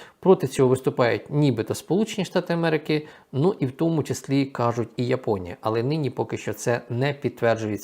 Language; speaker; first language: Ukrainian; native; Ukrainian